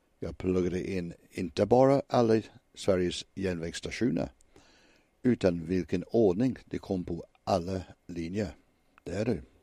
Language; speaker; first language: Swedish; non-native, fluent; English